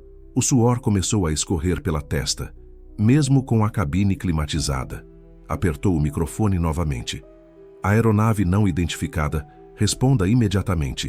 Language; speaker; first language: Portuguese; native; Portuguese